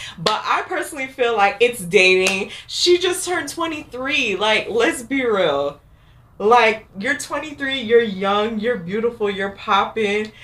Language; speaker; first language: English; native; English